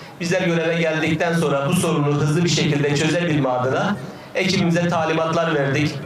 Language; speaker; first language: Turkish; native; Turkish